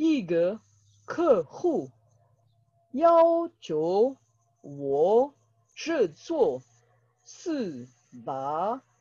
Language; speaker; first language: Chinese; non-native, learner; French